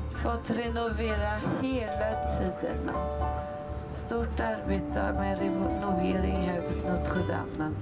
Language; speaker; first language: Swedish; non-native, fluent; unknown